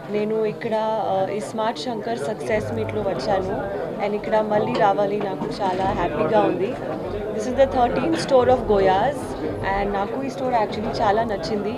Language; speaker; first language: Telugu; non-native, learner; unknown